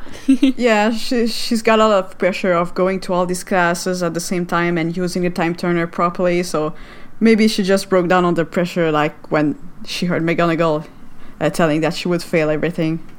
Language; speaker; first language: English; non-native, fluent; French